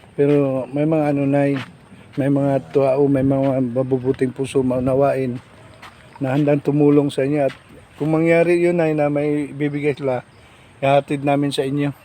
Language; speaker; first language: Filipino; non-native, local second language; Cebuano